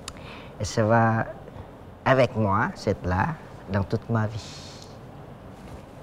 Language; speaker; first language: French; non-native, fluent; Vietnamese